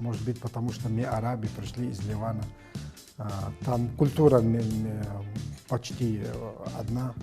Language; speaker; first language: Russian; non-native, learner; Arabic